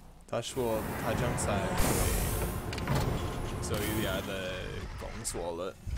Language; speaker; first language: Chinese; non-native, learner; English